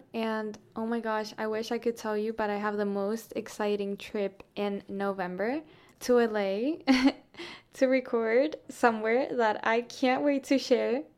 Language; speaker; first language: English; non-native, fluent; Spanish